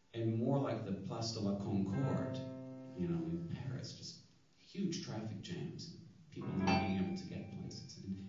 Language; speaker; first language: English; native; English